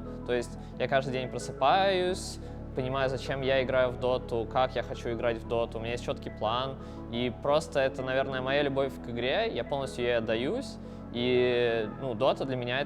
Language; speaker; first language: Russian; native; Russian